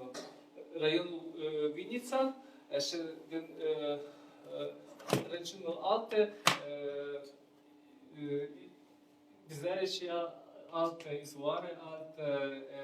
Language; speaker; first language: Romanian; non-native, learner; Ukrainian